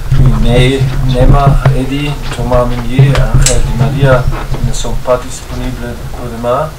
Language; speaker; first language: French; non-native, fluent; German